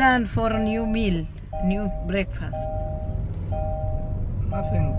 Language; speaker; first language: English; non-native, learner; Arabic